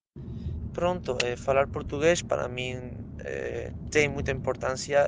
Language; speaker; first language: Portuguese; non-native, fluent; Spanish